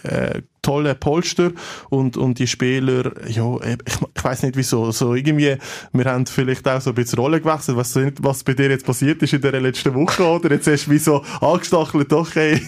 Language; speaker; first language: German; native; German